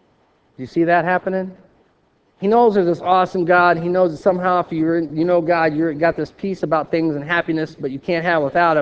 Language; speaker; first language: English; native; English